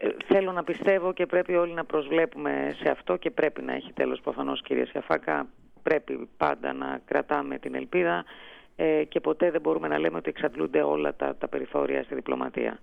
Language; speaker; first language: Greek; native; Greek